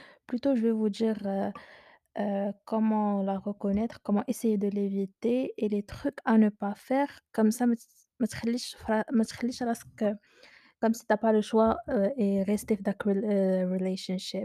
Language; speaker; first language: French; non-native, local second language; Arabic